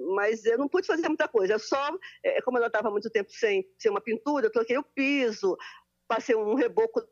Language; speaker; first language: Portuguese; native; Portuguese